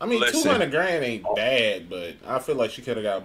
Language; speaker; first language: English; native; English